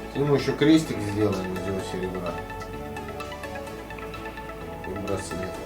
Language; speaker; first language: Russian; native; Russian